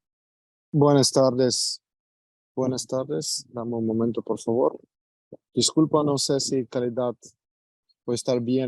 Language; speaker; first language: Spanish; non-native, fluent; Ukrainian